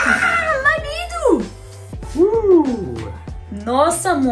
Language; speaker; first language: Portuguese; non-native, fluent; English